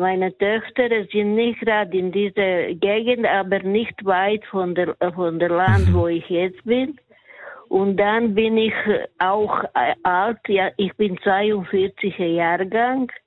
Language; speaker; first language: German; non-native, learner; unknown